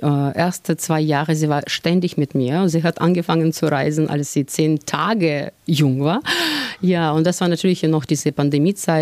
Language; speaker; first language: German; non-native, fluent; Russian